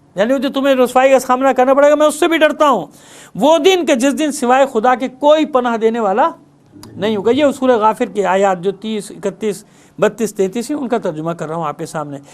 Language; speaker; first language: Urdu; native; Urdu